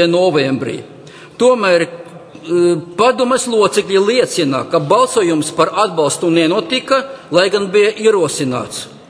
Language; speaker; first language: Latvian; non-native, local second language; Russian